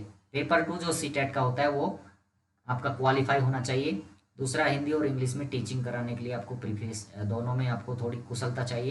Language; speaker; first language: Hindi; native; Hindi